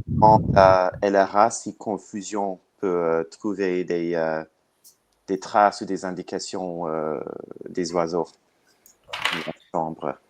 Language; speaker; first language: French; non-native, learner; English